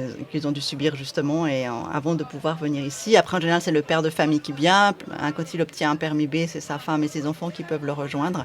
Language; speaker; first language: French; native; French